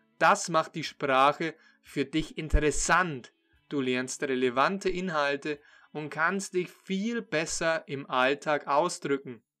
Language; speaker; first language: German; native; German